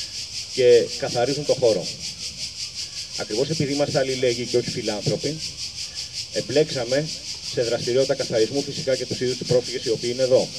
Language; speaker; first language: Greek; native; Greek